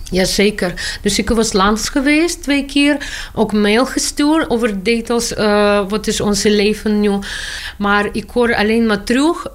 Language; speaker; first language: Dutch; non-native, learner; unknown